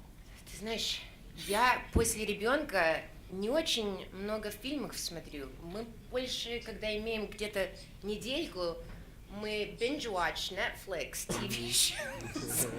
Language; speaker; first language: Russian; early bilingual, heritage; Russian